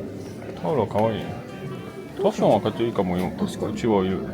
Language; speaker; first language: Japanese; non-native, fluent; French